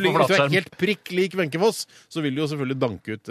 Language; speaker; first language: Norwegian; native; Norwegian